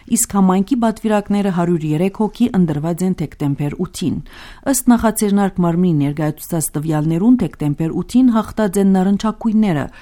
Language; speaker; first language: Armenian; early bilingual, heritage; Armenian